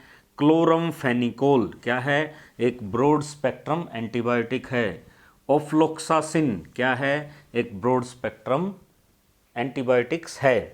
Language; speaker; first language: Hindi; native; Hindi